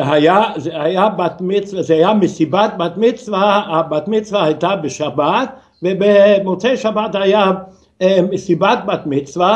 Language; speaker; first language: Hebrew; non-native, fluent; Danish